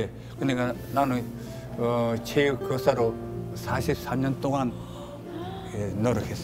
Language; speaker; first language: Korean; early bilingual, heritage; Korean